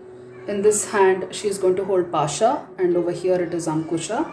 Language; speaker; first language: English; non-native, local second language; Kannada